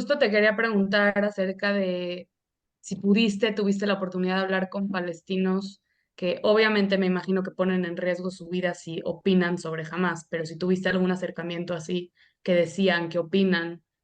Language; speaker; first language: Spanish; native; Spanish